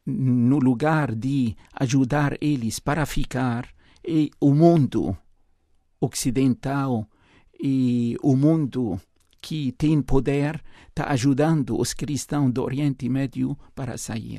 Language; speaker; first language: Portuguese; non-native, fluent; Arabic